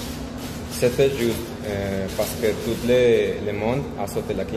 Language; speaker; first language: French; non-native, learner; Spanish